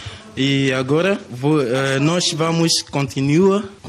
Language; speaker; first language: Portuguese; non-native, learner; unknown